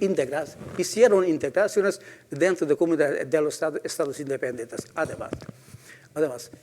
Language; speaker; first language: Spanish; non-native, fluent; Hungarian